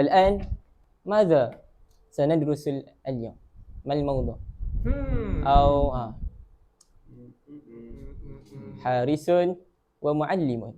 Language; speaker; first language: Arabic; non-native, learner; Malay